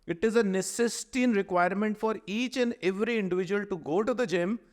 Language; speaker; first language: English; non-native, local second language; Punjabi